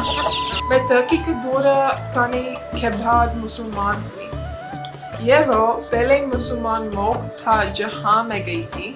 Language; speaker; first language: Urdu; non-native, learner; English